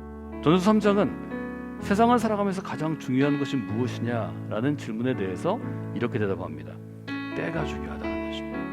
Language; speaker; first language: Korean; native; Korean